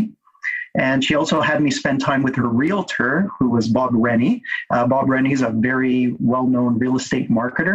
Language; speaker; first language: English; native; English